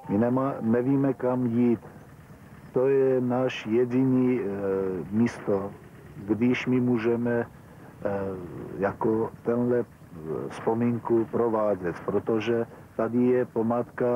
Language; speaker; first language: Czech; non-native, learner; Armenian